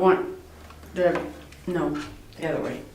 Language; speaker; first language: English; native; English